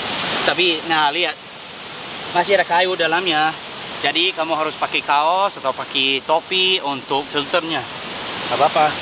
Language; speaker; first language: Indonesian; non-native, learner; English